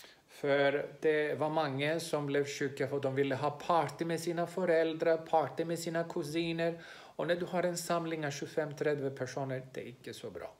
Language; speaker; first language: Swedish; non-native, fluent; Greek